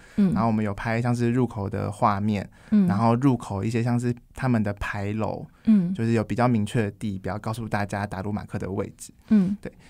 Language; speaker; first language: Chinese; native; Chinese